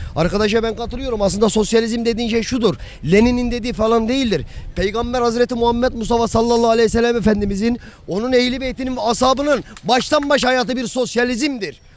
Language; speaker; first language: Turkish; native; Turkish